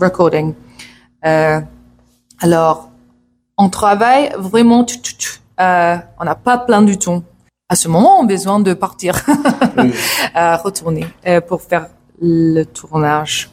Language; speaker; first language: French; non-native, learner; English